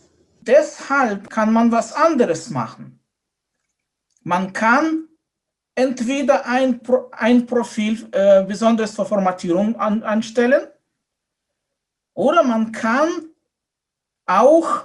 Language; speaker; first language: German; non-native, fluent; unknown